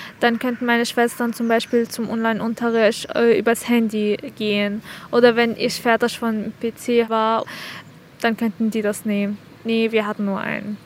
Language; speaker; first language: German; non-native, fluent; Arabic